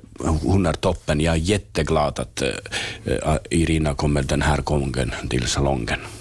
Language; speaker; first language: Swedish; non-native, learner; Finnish